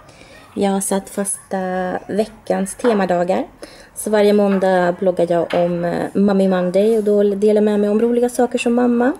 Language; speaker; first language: Swedish; native; Swedish